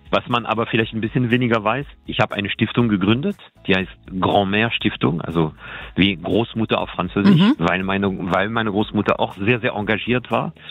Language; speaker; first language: German; non-native, fluent; French